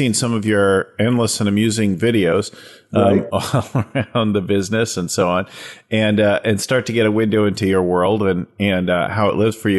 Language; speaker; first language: English; native; English